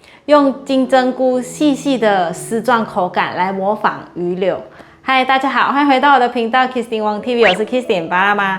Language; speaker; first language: Chinese; native; Chinese